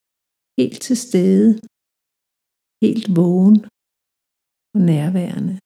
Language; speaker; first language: Danish; native; Danish